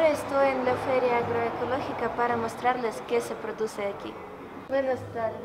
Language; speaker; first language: Spanish; non-native, learner; Ukrainian